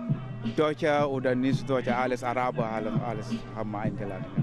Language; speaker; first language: German; non-native, learner; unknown